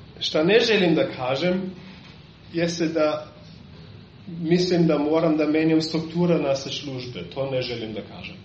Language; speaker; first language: Serbian; non-native, fluent; German